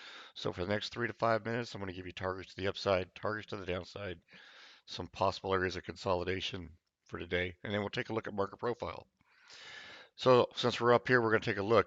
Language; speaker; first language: English; native; English